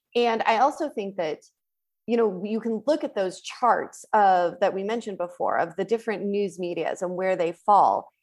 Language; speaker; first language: English; native; English